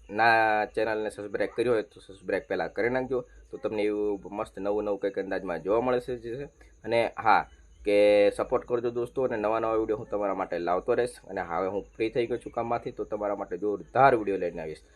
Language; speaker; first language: Gujarati; non-native, local second language; Rathawi